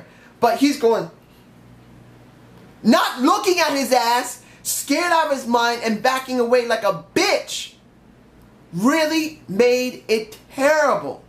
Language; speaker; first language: English; native; English